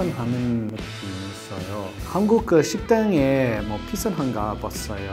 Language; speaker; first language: Korean; non-native, learner; English